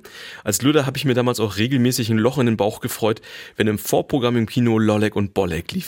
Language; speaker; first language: German; native; German